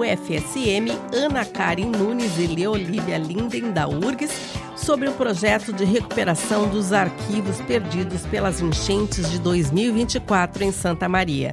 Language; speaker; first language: Portuguese; native; Portuguese